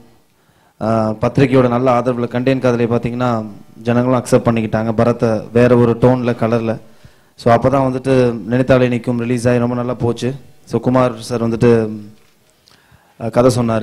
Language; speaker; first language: Tamil; native; Tamil